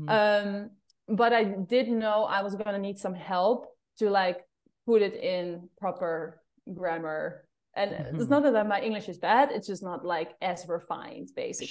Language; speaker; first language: English; non-native, fluent; Dutch